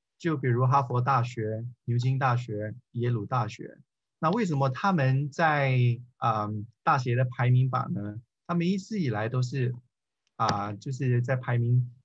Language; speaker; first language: Chinese; native; Chinese